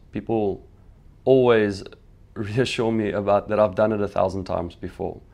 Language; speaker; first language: English; native; English